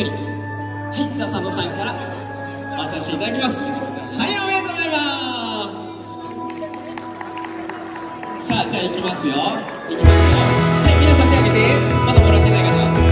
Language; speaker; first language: Japanese; native; Japanese